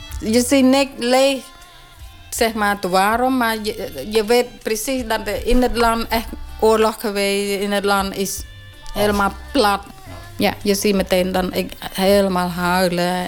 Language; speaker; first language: Dutch; non-native, learner; Khmer